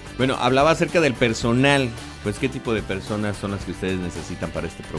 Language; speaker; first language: Spanish; native; Spanish